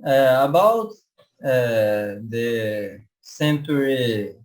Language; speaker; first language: English; non-native, learner; Portuguese